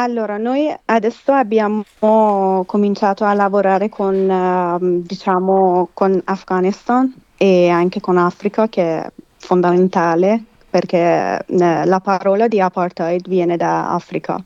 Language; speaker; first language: Italian; non-native, fluent; Persian